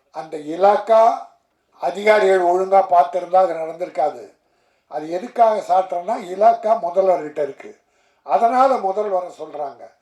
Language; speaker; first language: Tamil; native; Tamil